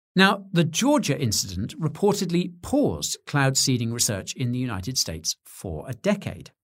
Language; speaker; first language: English; native; English